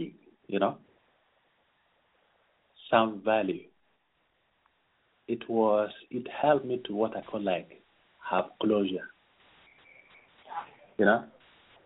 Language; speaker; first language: English; non-native, local second language; Acoli